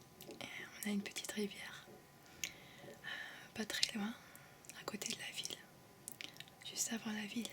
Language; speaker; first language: French; early bilingual, heritage; French